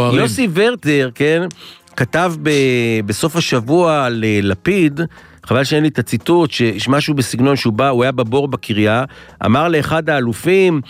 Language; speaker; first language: Hebrew; native; Hebrew